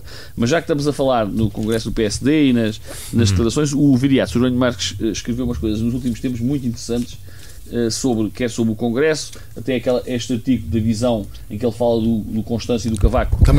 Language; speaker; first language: Portuguese; native; Portuguese